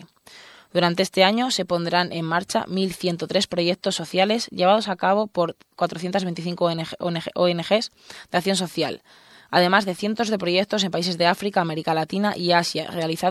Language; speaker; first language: Spanish; native; Spanish